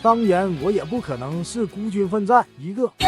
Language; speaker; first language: Chinese; native; Chinese